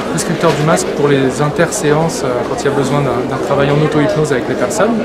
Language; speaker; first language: French; native; French